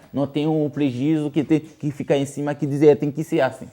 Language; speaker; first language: Portuguese; non-native, learner; Haitian Creole